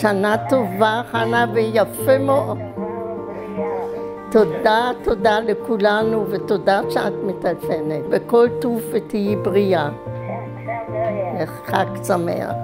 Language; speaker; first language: Hebrew; non-native, fluent; German